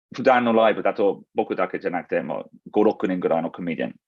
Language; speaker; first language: Japanese; non-native, fluent; English